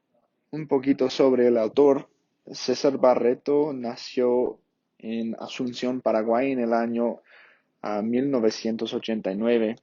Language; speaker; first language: Spanish; non-native, fluent; English